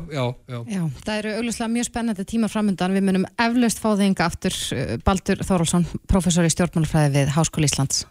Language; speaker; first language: Icelandic; native; Icelandic